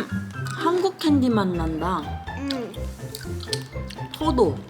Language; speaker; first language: Korean; early bilingual, heritage; Korean